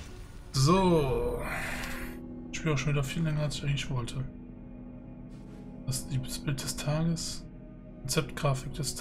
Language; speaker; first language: German; native; German